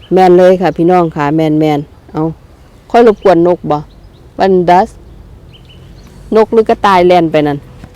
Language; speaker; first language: Thai; native; Thai